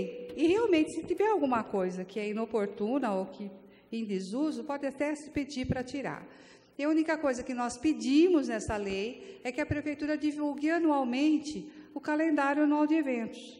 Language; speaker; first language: Portuguese; native; Portuguese